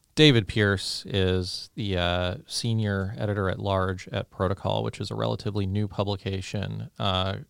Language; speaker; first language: English; native; English